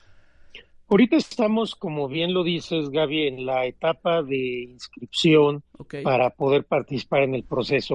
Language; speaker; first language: Spanish; native; Spanish